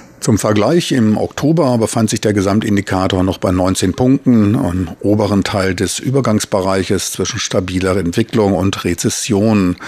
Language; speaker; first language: German; native; German